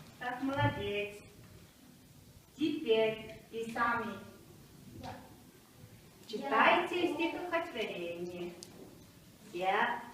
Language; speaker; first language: Russian; non-native, fluent; Mongolian